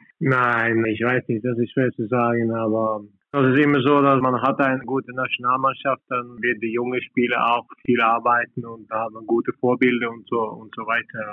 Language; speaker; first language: German; non-native, learner; Norwegian